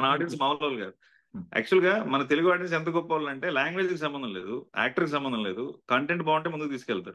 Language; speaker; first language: Telugu; native; Telugu